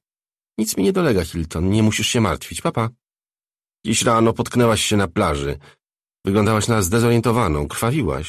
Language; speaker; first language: Polish; native; Polish